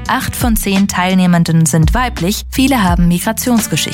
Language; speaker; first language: German; native; German